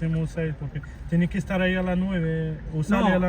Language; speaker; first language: Spanish; non-native, fluent; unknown